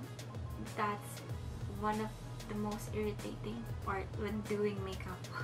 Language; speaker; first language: English; non-native, local second language; Filipino